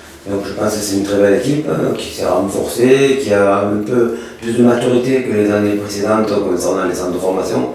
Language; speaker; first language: French; native; French